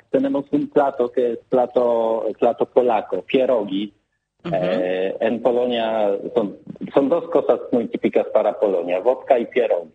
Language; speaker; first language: Spanish; non-native, learner; Polish